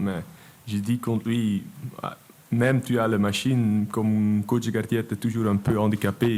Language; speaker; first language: French; non-native, local second language; Dutch